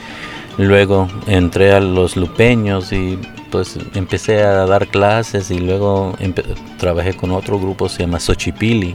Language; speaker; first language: Spanish; early bilingual, heritage; Spanish